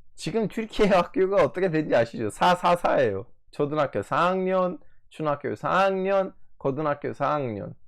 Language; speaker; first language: Korean; non-native, fluent; Turkish